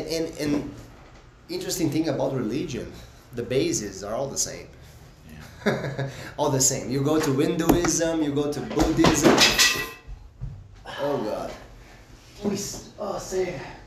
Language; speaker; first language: English; non-native, fluent; Portuguese